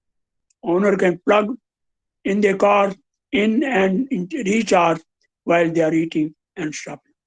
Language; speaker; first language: English; non-native, local second language; Hindi